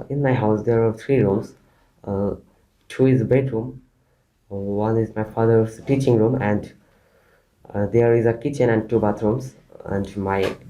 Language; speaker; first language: English; non-native, learner; Bangla